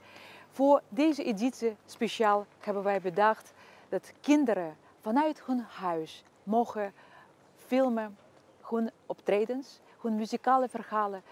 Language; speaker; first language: Dutch; non-native, fluent; Russian